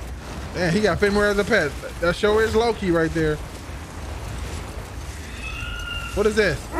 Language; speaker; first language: English; native; English